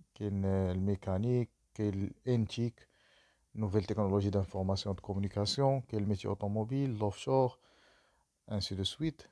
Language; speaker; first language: French; non-native, local second language; Arabic